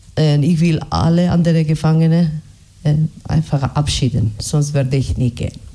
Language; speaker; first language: German; non-native, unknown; Basque